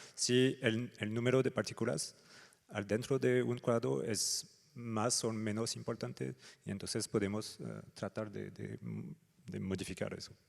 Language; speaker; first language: Spanish; non-native, fluent; French